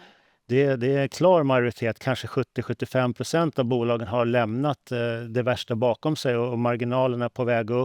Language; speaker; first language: Swedish; native; Swedish